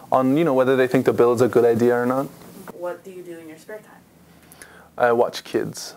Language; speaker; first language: English; native; English